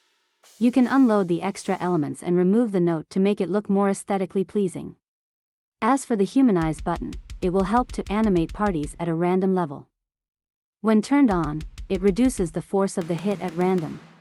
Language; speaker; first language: English; non-native, fluent; Russian